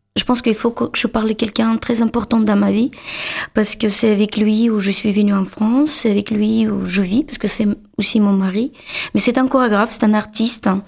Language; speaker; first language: French; non-native, fluent; Russian